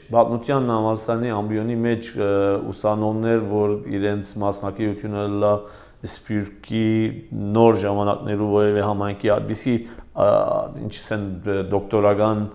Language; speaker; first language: Armenian; early bilingual, heritage; Armenian